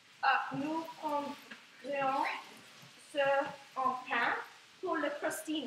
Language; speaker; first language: French; non-native, learner; English